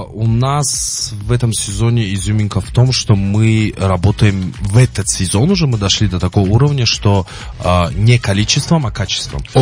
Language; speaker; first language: Russian; non-native, local second language; Tajik